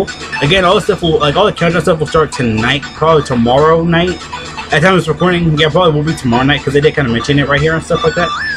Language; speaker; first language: English; native; English